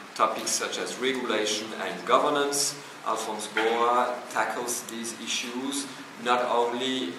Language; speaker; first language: English; non-native, fluent; Portuguese